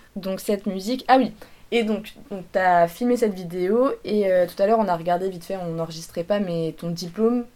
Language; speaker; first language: French; native; French